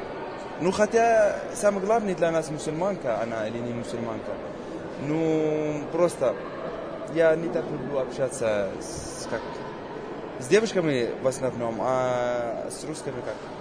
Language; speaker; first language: Russian; non-native, fluent; Arabic